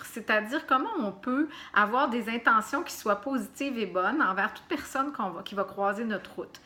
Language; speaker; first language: French; native; French